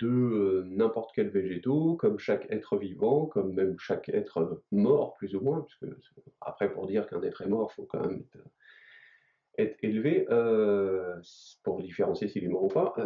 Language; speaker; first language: French; native; French